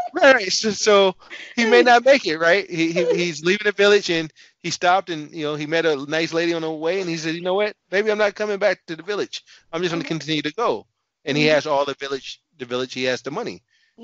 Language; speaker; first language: English; native; English